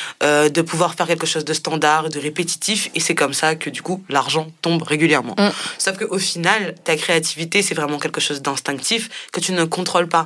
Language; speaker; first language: French; native; French